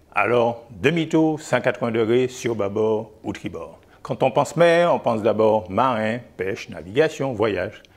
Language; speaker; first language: French; native; French